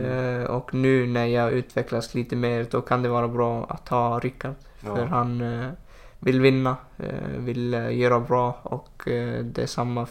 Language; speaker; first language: Swedish; non-native, fluent; Icelandic